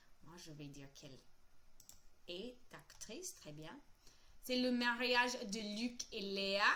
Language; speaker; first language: French; non-native, fluent; English